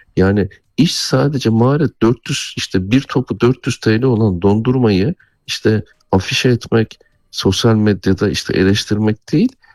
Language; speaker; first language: Turkish; native; Turkish